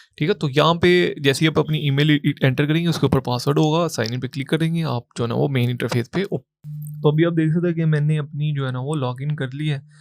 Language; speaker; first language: Urdu; non-native, local second language; Punjabi